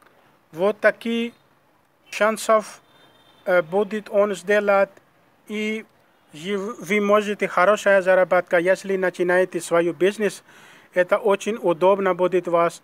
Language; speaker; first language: Russian; non-native, learner; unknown